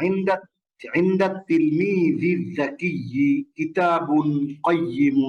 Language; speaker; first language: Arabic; non-native, fluent; Bangla